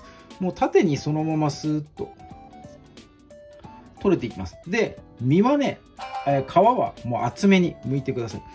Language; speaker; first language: Japanese; native; Japanese